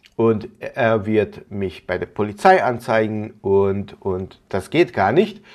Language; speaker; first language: German; non-native, fluent; Hungarian